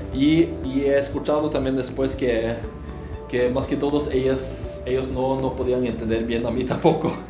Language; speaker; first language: Spanish; non-native, fluent; Norwegian